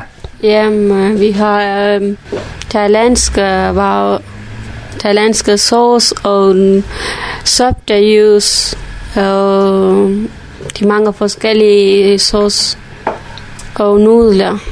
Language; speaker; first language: Danish; non-native, learner; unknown